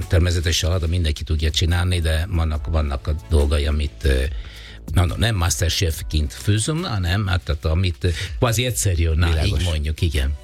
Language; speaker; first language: Hungarian; non-native, fluent; Italian